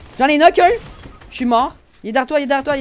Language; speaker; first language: French; native; French